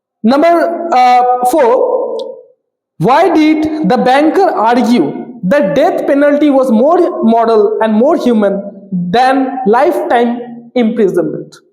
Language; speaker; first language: English; non-native, local second language; Bangla